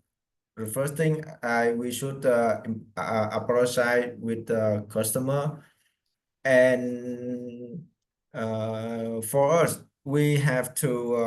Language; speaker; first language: English; non-native, learner; Vietnamese